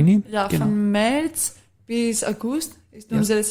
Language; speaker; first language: German; non-native, fluent; Greek